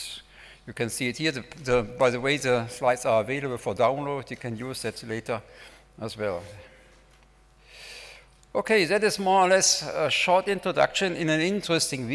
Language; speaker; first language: English; non-native, fluent; German